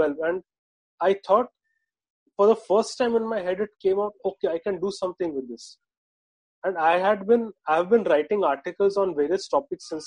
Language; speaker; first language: English; non-native, local second language; Marathi